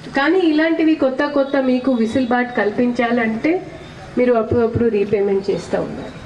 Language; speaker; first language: Telugu; non-native, fluent; Hindi